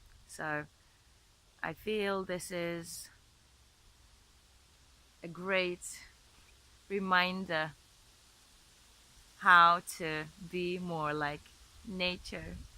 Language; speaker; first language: English; non-native, fluent; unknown